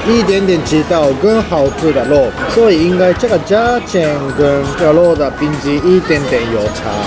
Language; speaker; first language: Chinese; non-native, fluent; Japanese